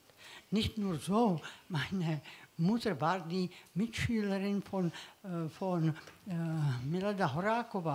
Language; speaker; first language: German; non-native, learner; Czech